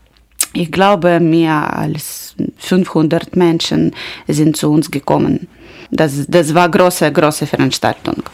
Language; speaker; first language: German; non-native, learner; Ukrainian